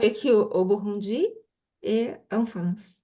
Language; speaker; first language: French; non-native, learner; Portuguese